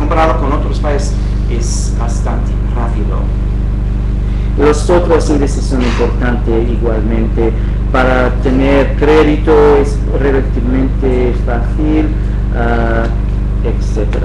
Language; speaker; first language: Spanish; non-native, fluent; English